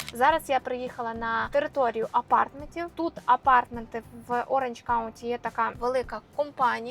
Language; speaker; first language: Ukrainian; native; Ukrainian